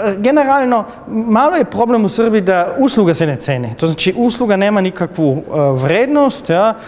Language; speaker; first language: Serbian; non-native, fluent; German